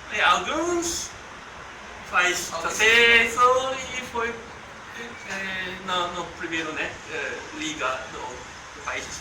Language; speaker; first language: Portuguese; non-native, learner; Japanese